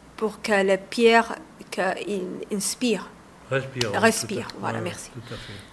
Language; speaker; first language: French; non-native, fluent; Arabic